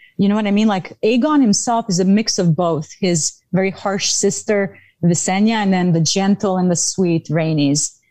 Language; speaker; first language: English; non-native, fluent; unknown